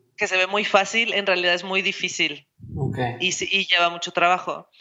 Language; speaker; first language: Spanish; native; Spanish